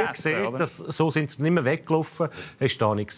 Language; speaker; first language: German; native; German